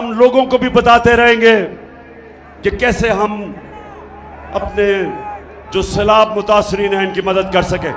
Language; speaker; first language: Urdu; native; Urdu